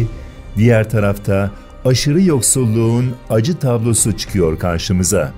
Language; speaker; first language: Turkish; native; Turkish